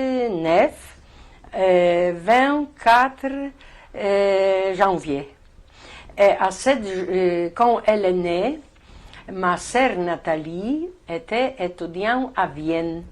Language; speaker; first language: French; non-native, learner; Polish